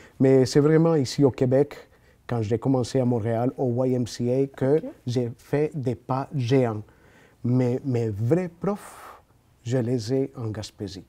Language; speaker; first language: French; non-native, fluent; Spanish